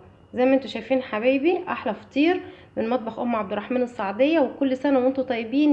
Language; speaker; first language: Arabic; native; Arabic